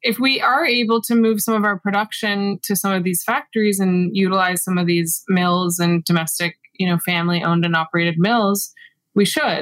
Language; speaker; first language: English; native; English